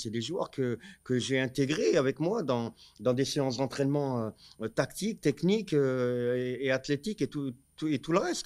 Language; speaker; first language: French; native; French